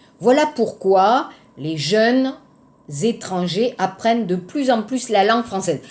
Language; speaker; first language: French; native; French